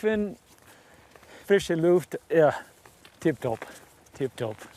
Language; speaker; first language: German; non-native, learner; English